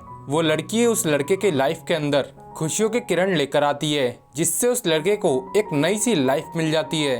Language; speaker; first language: Hindi; native; Hindi